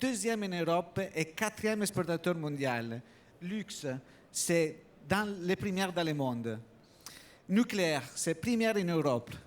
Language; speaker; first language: French; non-native, learner; Italian